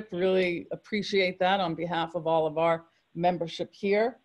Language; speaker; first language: English; native; English